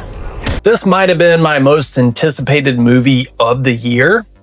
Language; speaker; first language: English; native; English